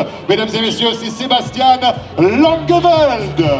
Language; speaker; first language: French; native; French